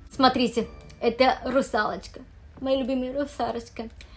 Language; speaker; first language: Russian; non-native, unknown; Japanese